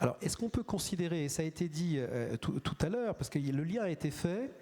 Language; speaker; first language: French; native; French